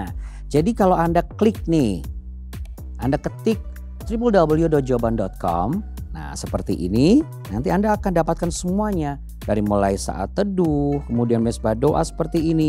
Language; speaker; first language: Indonesian; native; Indonesian